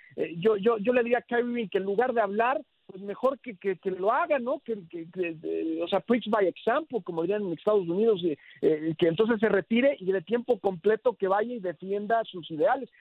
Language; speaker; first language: Spanish; early bilingual, heritage; Spanish